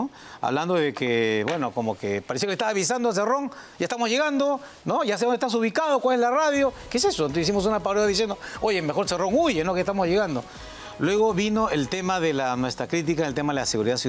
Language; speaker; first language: Spanish; native; Spanish